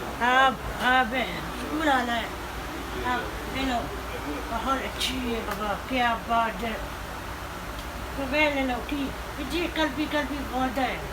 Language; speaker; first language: Hindi; non-native, learner; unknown